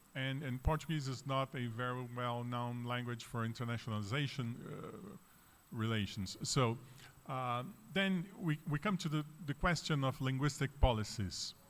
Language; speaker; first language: English; non-native, fluent; Portuguese